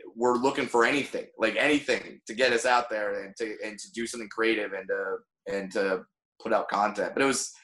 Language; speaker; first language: English; native; English